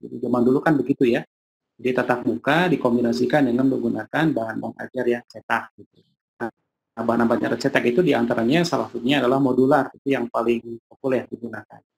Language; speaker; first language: Indonesian; native; Indonesian